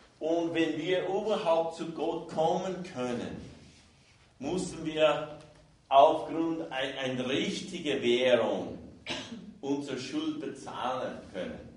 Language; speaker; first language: German; non-native, fluent; English